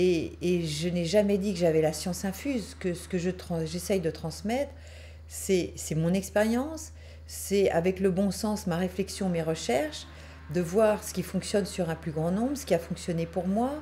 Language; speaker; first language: French; native; French